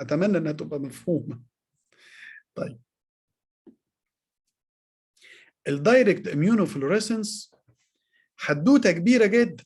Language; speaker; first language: Arabic; native; Arabic